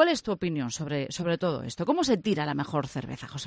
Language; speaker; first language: Spanish; native; Spanish